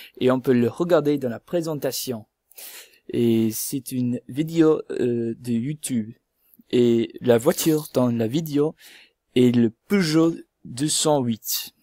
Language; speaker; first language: French; non-native, learner; English